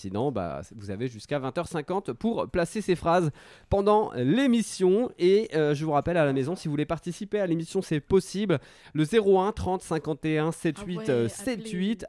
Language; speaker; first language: French; native; French